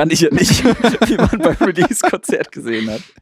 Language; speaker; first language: German; native; German